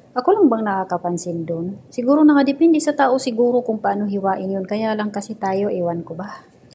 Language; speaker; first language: Filipino; non-native, local second language; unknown